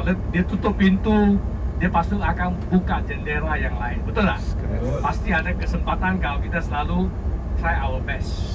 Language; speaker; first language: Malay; non-native, local second language; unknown